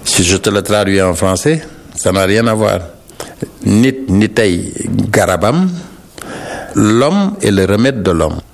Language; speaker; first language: French; non-native, local second language; Wolof